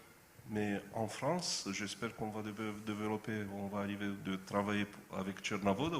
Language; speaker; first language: French; non-native, fluent; Romanian